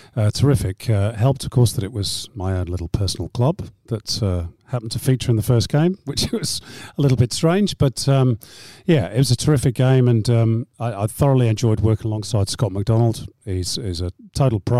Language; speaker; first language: English; native; English